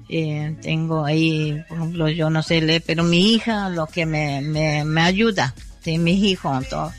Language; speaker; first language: Spanish; non-native, local second language; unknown